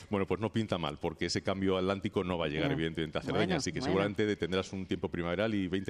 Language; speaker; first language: Spanish; native; Spanish